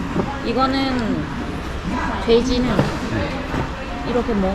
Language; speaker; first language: Korean; non-native, learner; Thai